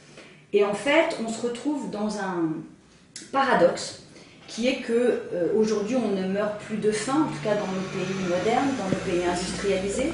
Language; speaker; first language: French; native; French